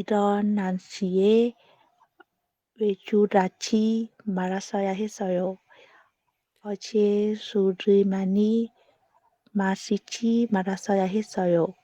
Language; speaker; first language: Korean; non-native, learner; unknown